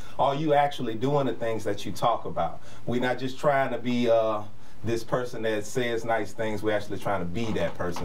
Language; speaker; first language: English; native; English